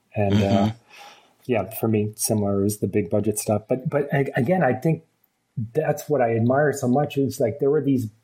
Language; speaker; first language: English; native; English